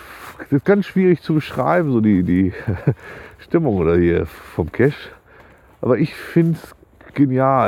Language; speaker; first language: German; native; German